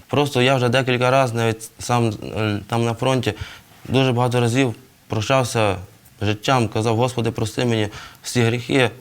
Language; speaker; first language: Ukrainian; native; Ukrainian